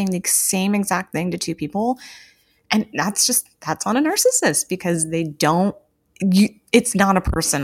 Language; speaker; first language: English; native; English